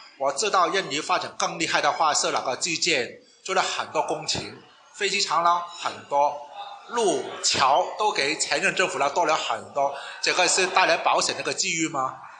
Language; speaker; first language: Chinese; non-native, local second language; Cantonese